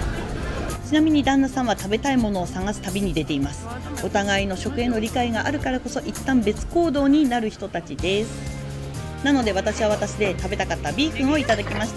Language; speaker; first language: Japanese; native; Japanese